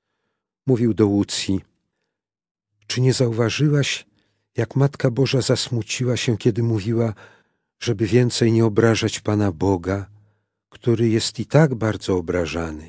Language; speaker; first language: Polish; native; Polish